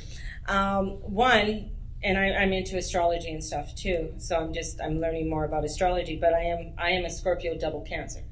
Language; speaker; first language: English; native; English